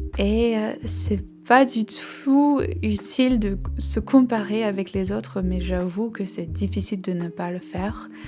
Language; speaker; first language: French; non-native, learner; English